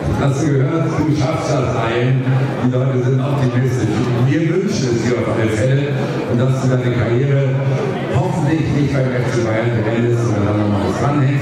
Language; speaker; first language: German; native; German